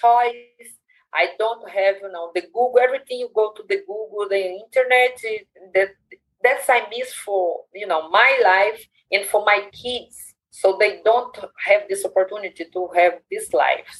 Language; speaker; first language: English; non-native, learner; Portuguese